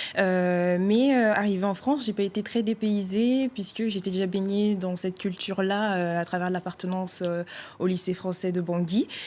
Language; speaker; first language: French; non-native, local second language; Sango